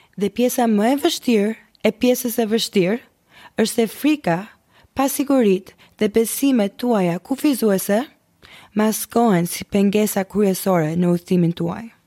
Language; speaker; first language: Albanian; early bilingual, heritage; Albanian